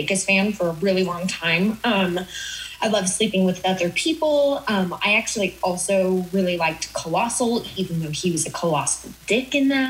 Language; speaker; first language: English; native; English